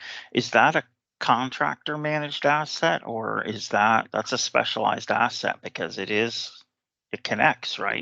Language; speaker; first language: English; native; English